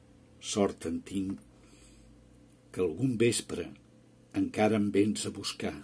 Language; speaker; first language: Catalan; native; Catalan